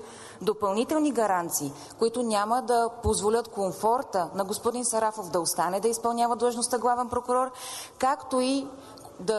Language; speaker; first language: Bulgarian; native; Bulgarian